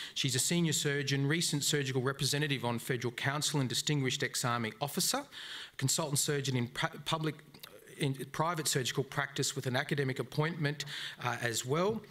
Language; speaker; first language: English; native; English